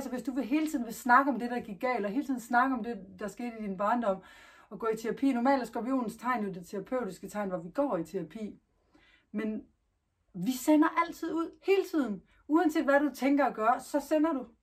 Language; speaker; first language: Danish; native; Danish